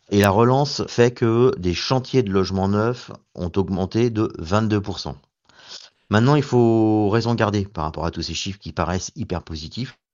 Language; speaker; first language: French; native; French